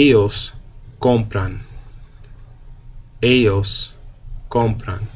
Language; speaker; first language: Spanish; non-native, fluent; English